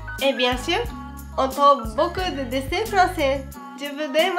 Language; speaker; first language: French; non-native, fluent; Japanese